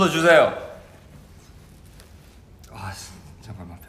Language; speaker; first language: Korean; non-native, learner; Japanese